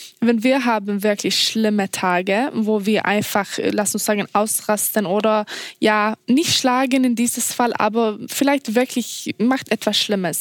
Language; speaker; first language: German; non-native, fluent; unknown